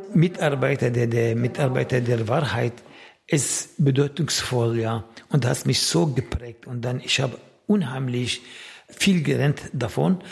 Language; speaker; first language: German; non-native, fluent; Arabic